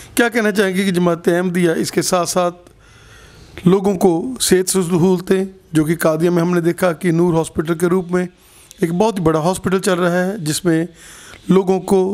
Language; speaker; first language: Hindi; non-native, local second language; Punjabi